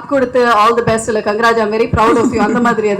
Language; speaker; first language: Tamil; native; Tamil